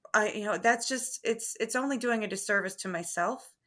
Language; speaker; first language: English; native; English